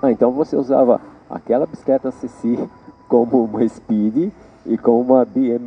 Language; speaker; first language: Portuguese; native; Portuguese